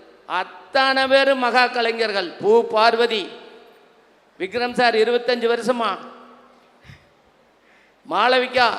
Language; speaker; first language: Tamil; native; Tamil